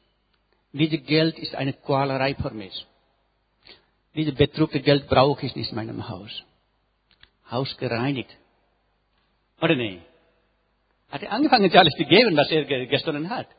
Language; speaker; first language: German; non-native, learner; Nepali